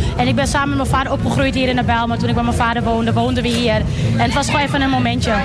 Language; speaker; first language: Dutch; native; Dutch